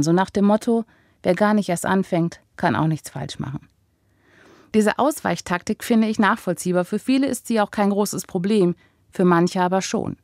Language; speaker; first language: German; native; German